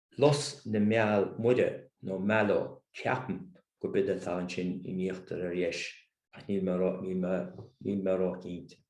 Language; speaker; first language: Irish; native; Irish